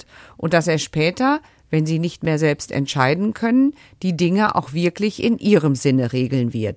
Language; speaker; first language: German; native; German